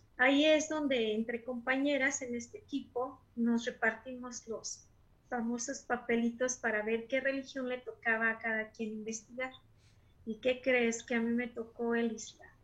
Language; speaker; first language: Spanish; native; Spanish